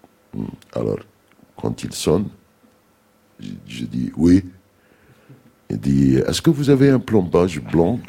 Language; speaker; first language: French; non-native, fluent; Arabic